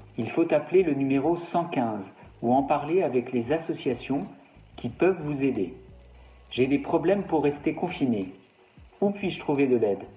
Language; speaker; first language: French; native; French